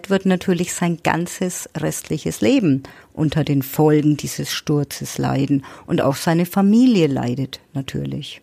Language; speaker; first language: German; native; German